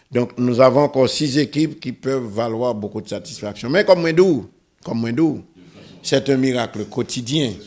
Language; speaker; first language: French; non-native, local second language; Haitian Creole